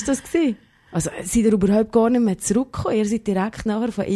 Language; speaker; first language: German; native; German